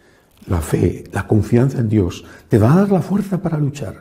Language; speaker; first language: Spanish; native; Spanish